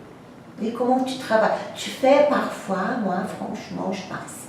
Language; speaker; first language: French; non-native, fluent; Portuguese